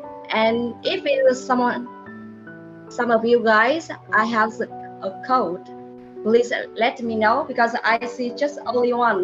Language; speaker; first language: English; non-native, learner; Vietnamese